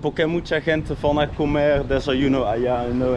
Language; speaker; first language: Spanish; non-native, learner; Dutch